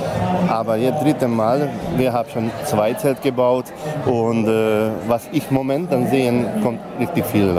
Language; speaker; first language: German; non-native, local second language; Hungarian